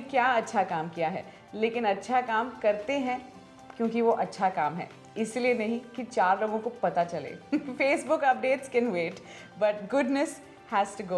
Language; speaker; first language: Hindi; native; Hindi